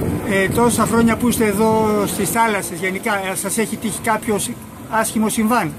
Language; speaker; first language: Greek; native; Greek